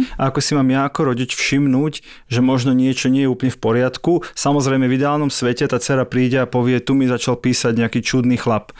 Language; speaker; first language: Slovak; native; Slovak